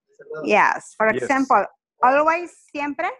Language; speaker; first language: English; non-native, learner; Spanish